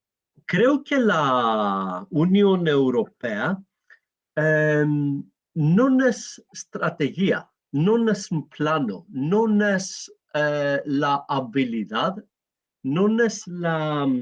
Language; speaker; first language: Spanish; non-native, learner; Greek